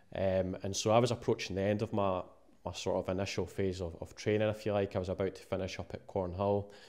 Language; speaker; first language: English; native; English